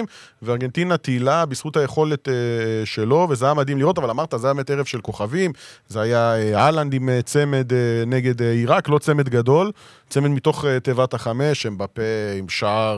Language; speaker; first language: Hebrew; native; Hebrew